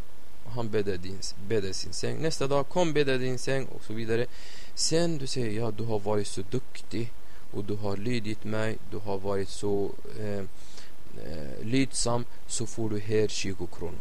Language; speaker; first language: Swedish; non-native, fluent; Arabic